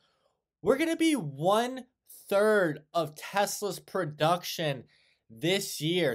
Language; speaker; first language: English; native; English